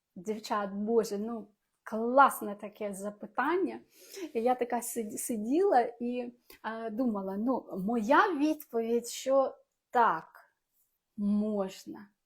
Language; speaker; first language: Ukrainian; non-native, local second language; Russian